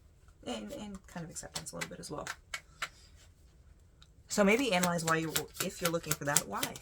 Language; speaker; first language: English; native; English